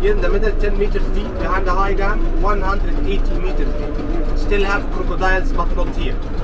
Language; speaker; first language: English; non-native, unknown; Arabic